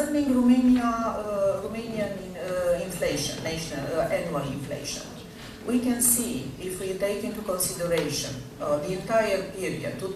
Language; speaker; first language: English; non-native, fluent; Romanian